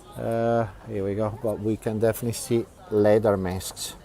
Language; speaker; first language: English; non-native, fluent; Italian